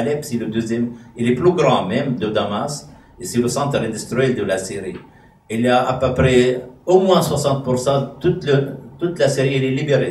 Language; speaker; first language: French; non-native, fluent; Arabic